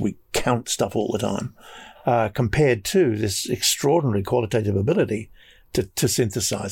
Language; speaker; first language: English; native; English